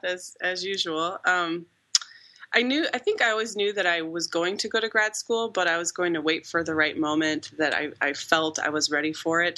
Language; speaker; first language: English; native; English